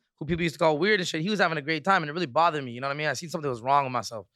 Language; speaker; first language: English; native; English